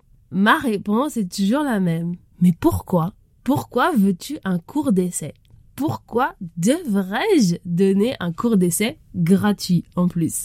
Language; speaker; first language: French; native; French